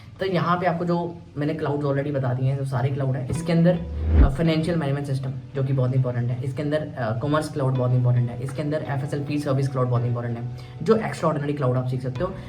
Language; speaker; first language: Hindi; native; Hindi